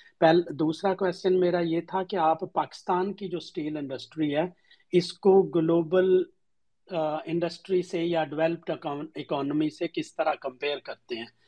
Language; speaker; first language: Urdu; native; Urdu